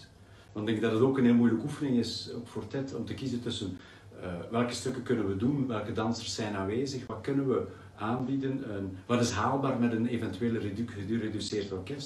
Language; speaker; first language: Dutch; native; Dutch